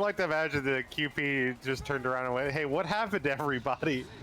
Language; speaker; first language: English; native; English